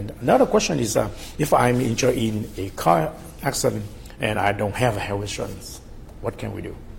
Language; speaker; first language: English; non-native, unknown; Vietnamese